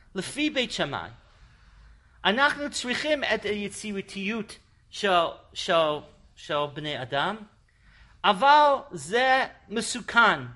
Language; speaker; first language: Hebrew; non-native, fluent; English